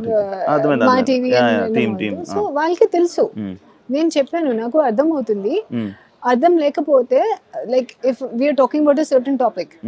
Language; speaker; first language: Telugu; non-native, learner; Hindi